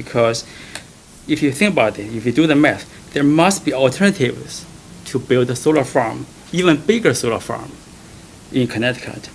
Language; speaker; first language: English; non-native, fluent; Chinese